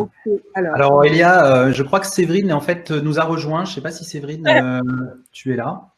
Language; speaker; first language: French; native; French